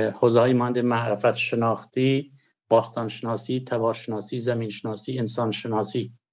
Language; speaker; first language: Persian; non-native, local second language; Kurdish